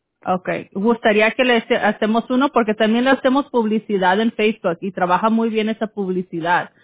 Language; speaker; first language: Spanish; early bilingual, heritage; Spanish